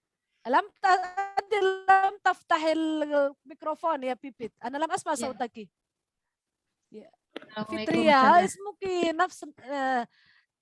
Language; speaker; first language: Arabic; non-native, fluent; Indonesian